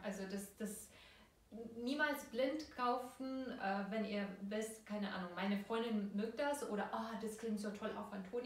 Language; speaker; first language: German; non-native, fluent; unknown